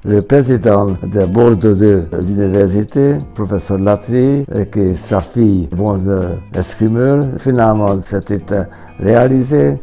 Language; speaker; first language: French; non-native, fluent; Hungarian